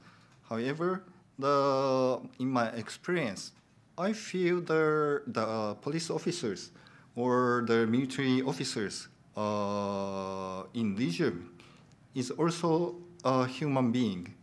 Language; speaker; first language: English; non-native, learner; Japanese